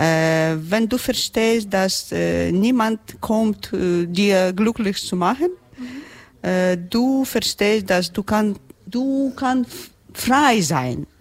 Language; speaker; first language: German; non-native, learner; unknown